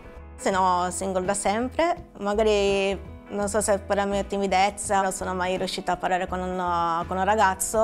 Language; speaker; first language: Italian; native; Italian